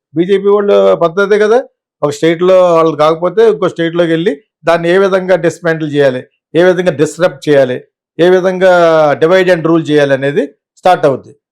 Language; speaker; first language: Telugu; native; Telugu